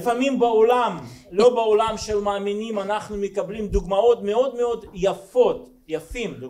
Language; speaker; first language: Hebrew; non-native, fluent; Russian